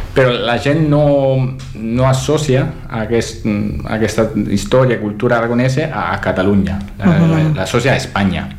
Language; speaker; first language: Catalan; non-native, fluent; Italian